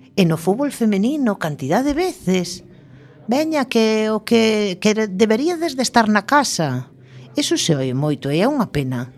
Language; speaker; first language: Galician; native; Galician